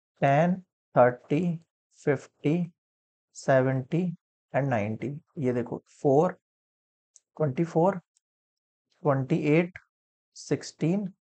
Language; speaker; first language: Hindi; native; Hindi